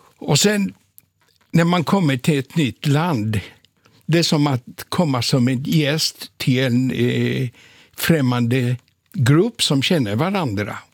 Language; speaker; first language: Swedish; non-native, fluent; Polish